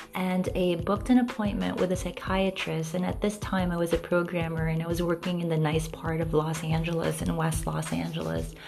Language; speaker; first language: English; non-native, local second language; Filipino